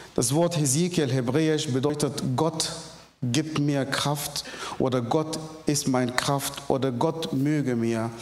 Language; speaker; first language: German; non-native, fluent; Arabic